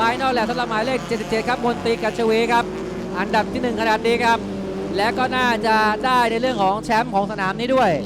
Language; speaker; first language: Thai; native; Thai